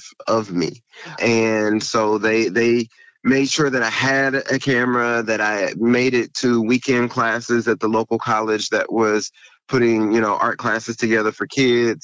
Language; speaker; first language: English; native; English